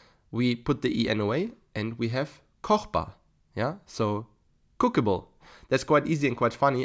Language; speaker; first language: English; non-native, fluent; German